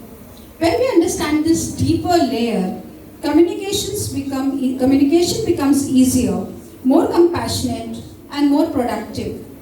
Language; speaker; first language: English; non-native, local second language; Marathi